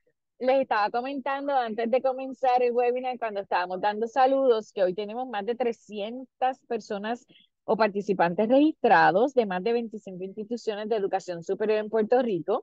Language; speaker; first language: Spanish; native; Spanish